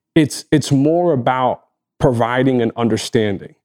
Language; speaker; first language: English; non-native, fluent; Arabic